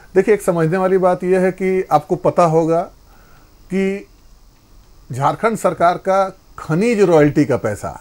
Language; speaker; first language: Hindi; native; Hindi